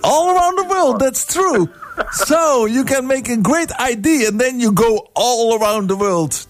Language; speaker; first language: English; non-native, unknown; Dutch